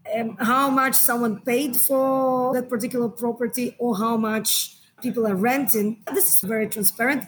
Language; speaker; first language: English; non-native, fluent; Hebrew